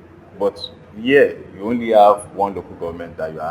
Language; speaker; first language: English; non-native, local second language; Yoruba